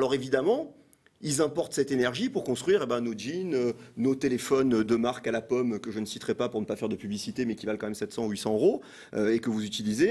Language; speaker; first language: French; native; French